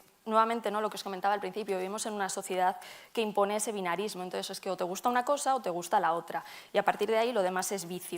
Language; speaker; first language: Spanish; native; Spanish